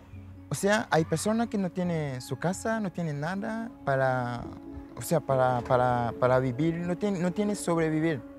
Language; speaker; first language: Spanish; non-native, learner; Haitian Creole